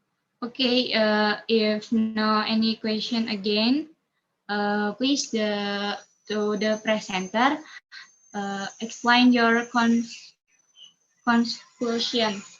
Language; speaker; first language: English; non-native, learner; Indonesian